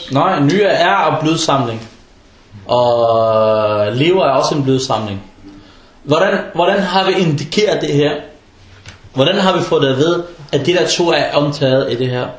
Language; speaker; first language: Danish; non-native, fluent; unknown